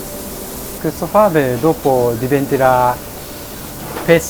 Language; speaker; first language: Italian; non-native, learner; Japanese